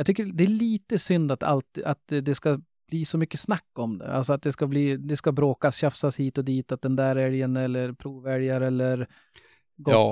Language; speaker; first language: Swedish; native; Swedish